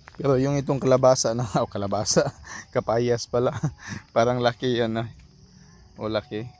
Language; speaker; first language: Filipino; non-native, local second language; Cebuano